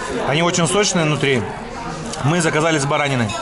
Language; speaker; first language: Russian; native; Russian